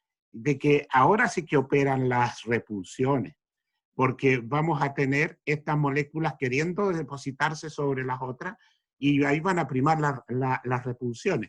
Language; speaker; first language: Spanish; native; Spanish